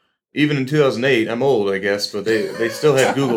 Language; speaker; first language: English; native; English